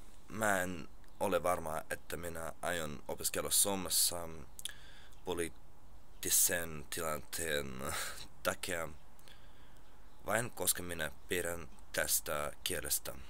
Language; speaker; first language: Finnish; non-native, learner; Russian